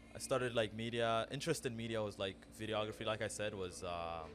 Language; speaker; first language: English; early bilingual, other home language; Amharic